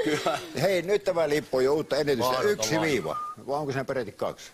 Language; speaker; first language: Finnish; native; Finnish